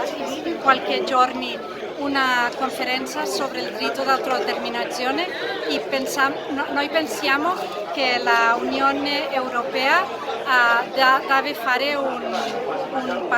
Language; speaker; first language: Italian; non-native, fluent; Catalan